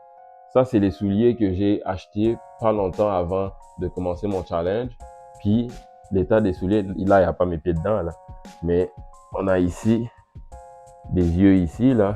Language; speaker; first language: French; native; French